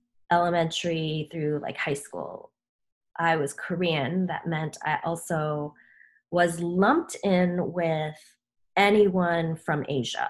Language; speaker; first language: English; early bilingual, other home language; Korean